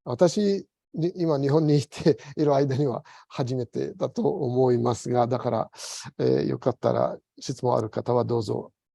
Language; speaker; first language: Japanese; non-native, fluent; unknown